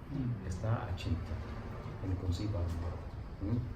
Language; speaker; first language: Spanish; non-native, learner; English